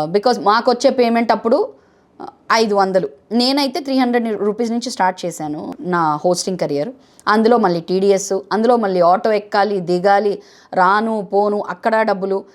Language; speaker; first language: Telugu; non-native, fluent; Bangla